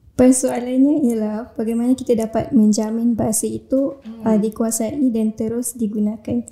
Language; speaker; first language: Malay; native; Malay